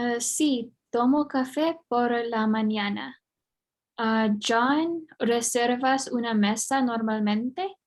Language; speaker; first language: Spanish; non-native, learner; English